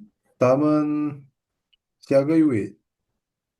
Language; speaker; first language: Chinese; non-native, learner; Indonesian